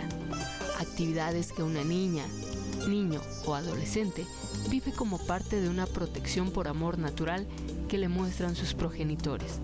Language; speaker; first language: Spanish; native; Spanish